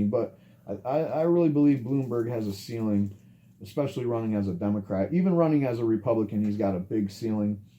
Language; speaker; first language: English; native; English